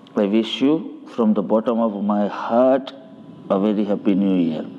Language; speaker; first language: English; non-native, local second language; Gujarati